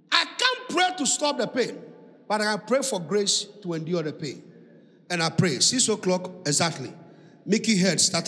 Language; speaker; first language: English; non-native, local second language; Ga